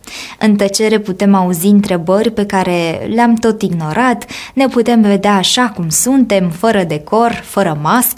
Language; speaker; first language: Romanian; native; Romanian